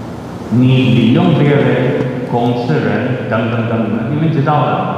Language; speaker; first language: Chinese; non-native, fluent; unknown